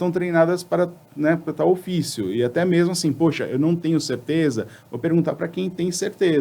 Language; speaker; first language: Portuguese; native; Portuguese